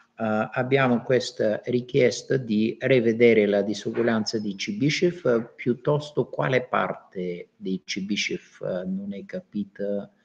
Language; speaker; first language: Italian; non-native, fluent; Bulgarian